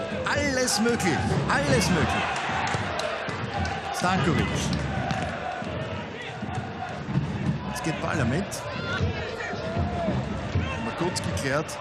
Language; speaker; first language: German; native; German